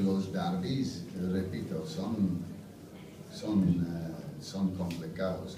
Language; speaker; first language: Spanish; non-native, fluent; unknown